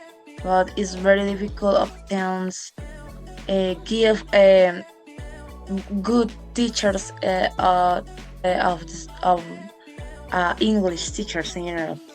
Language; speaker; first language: English; non-native, learner; Spanish